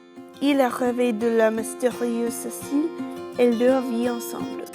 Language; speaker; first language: French; non-native, learner; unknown